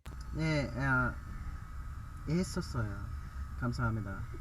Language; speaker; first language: Korean; non-native, learner; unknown